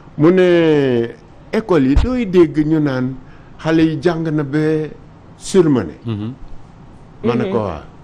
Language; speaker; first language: Wolof; non-native, local second language; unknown